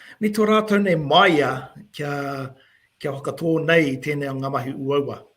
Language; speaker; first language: Māori; native; Māori